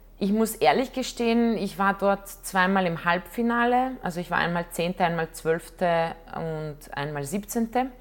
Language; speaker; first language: German; non-native, fluent; Croatian